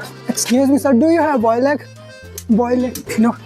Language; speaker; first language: English; non-native, learner; Hindi